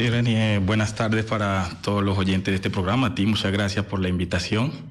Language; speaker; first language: Spanish; native; Spanish